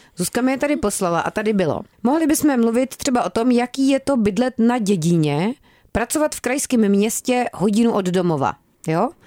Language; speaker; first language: Czech; native; Czech